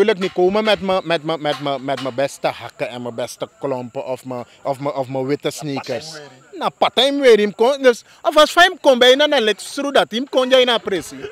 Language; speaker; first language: Dutch; native; Dutch